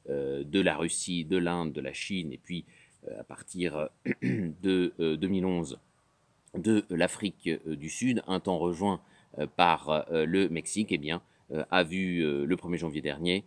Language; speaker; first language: French; native; French